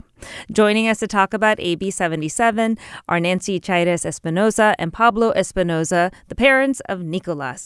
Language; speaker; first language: English; native; English